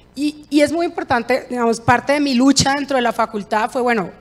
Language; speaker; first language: Spanish; native; Spanish